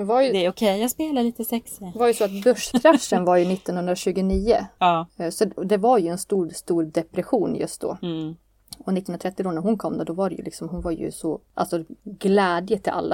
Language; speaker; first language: Swedish; native; Swedish